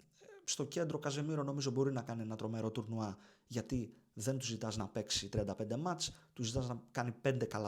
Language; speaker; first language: Greek; native; Greek